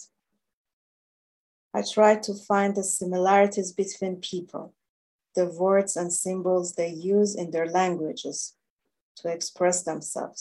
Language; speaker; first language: English; non-native, fluent; Persian